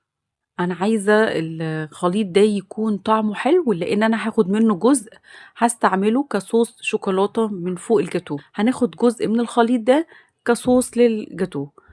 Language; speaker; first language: Arabic; native; Arabic